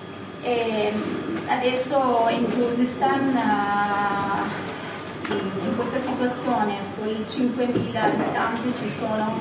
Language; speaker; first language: Italian; non-native, fluent; Kurdish